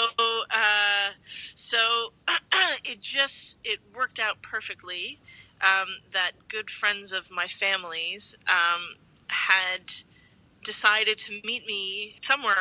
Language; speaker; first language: English; native; English